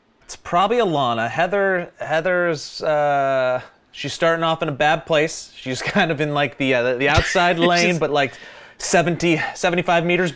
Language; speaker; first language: English; native; English